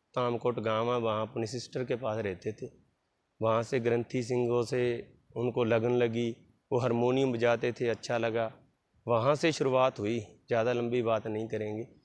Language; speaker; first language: Hindi; non-native, local second language; Punjabi